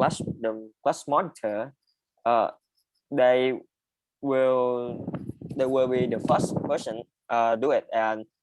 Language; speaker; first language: English; non-native, learner; Vietnamese